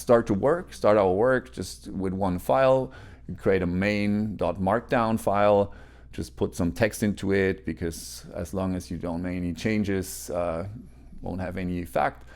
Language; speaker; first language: English; non-native, fluent; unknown